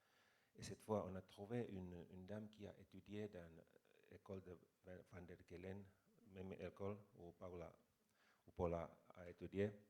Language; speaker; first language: French; non-native, fluent; Finnish